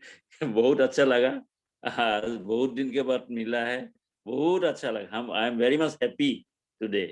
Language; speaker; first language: Hindi; non-native, local second language; Assamese